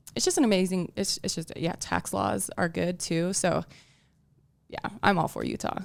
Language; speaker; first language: English; early bilingual, other home language; Tongan